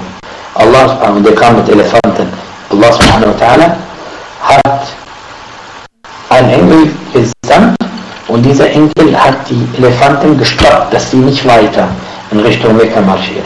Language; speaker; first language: German; non-native, fluent; Arabic